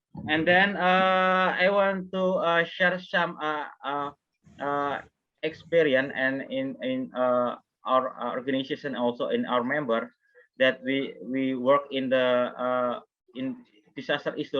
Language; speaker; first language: English; non-native, fluent; Indonesian